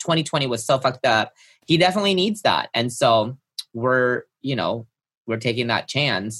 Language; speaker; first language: English; non-native, local second language; Filipino